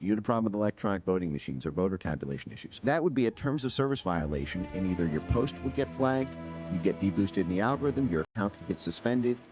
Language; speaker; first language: English; native; English